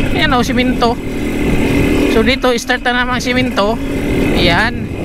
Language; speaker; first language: Filipino; non-native, local second language; Cebuano